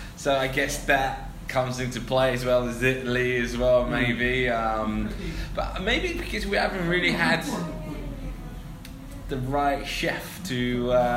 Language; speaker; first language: English; early bilingual, other home language; Portuguese